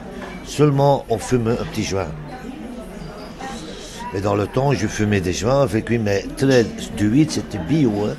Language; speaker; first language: French; non-native, local second language; Dutch